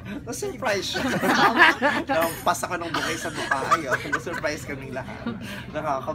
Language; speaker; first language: Filipino; native; Filipino